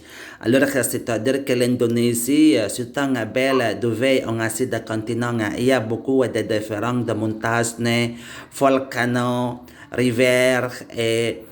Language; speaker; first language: French; non-native, learner; Indonesian